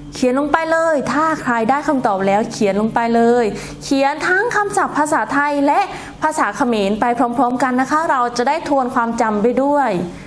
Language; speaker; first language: Thai; non-native, local second language; Northern Khmer